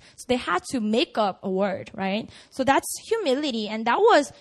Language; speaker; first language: English; non-native, fluent; Korean